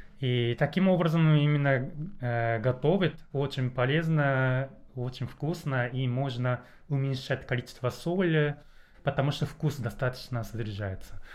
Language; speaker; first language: Russian; non-native, learner; Japanese